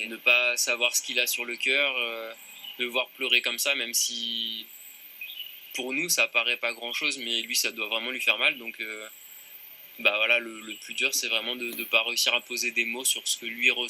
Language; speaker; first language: French; native; French